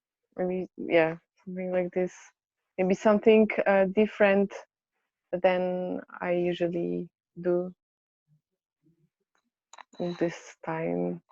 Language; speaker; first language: English; non-native, learner; Polish